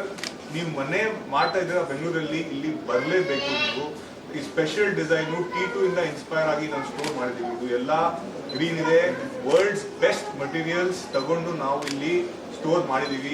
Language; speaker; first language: Kannada; non-native, local second language; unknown